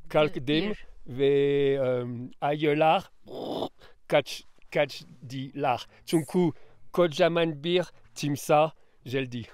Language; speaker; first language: Turkish; non-native, learner; French